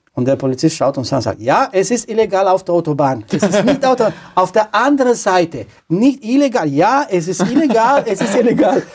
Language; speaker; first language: German; non-native, fluent; Romanian